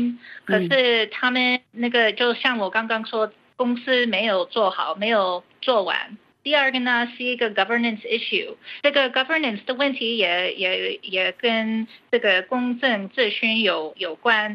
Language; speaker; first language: Chinese; early bilingual, heritage; Chinese